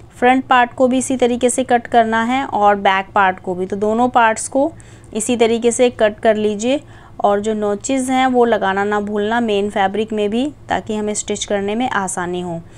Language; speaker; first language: Hindi; native; Hindi